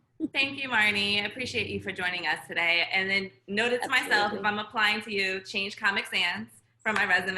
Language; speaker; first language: English; native; English